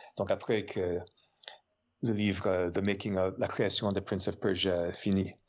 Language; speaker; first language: French; non-native, fluent; English